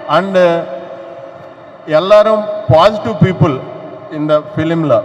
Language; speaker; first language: Tamil; non-native, learner; Telugu